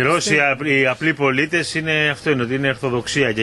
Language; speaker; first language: Greek; native; Greek